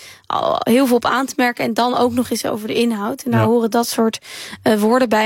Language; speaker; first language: Dutch; native; Dutch